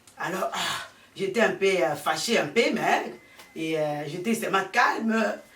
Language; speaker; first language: French; early bilingual, heritage; French